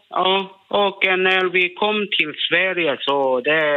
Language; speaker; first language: Swedish; non-native, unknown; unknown